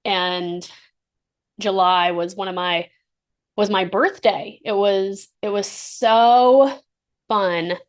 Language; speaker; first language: English; native; English